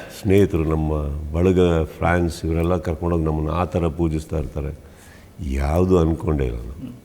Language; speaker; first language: Kannada; native; Kannada